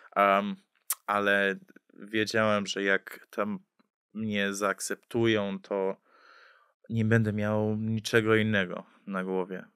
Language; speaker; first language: Polish; early bilingual, heritage; English